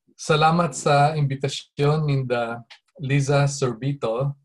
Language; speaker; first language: English; non-native, local second language; Bikol